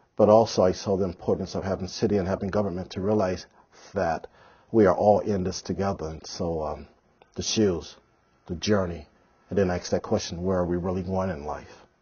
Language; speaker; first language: English; native; English